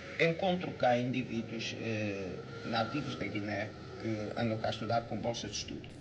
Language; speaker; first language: Portuguese; native; Portuguese